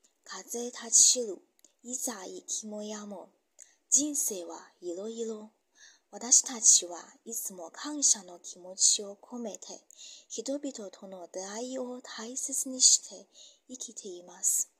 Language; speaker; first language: Japanese; non-native, learner; Chinese